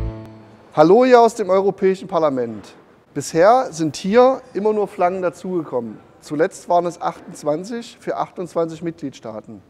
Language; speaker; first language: German; native; German